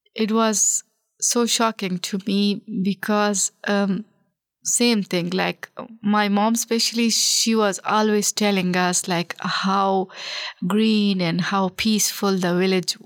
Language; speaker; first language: English; non-native, local second language; Pashto